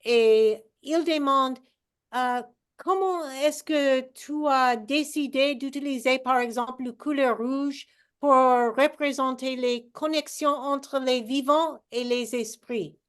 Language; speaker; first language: French; non-native, fluent; English